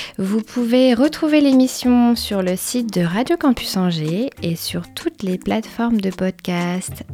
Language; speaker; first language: French; native; French